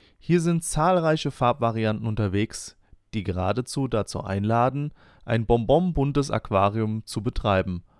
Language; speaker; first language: German; native; German